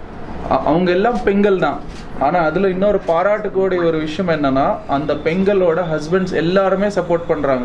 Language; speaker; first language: Tamil; native; Tamil